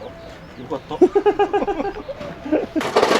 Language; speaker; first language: Japanese; native; Japanese